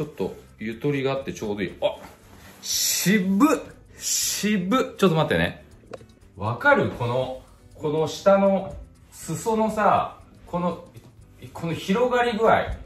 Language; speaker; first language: Japanese; native; Japanese